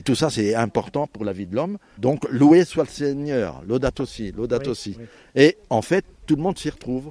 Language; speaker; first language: French; native; French